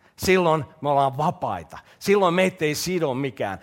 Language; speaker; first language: Finnish; native; Finnish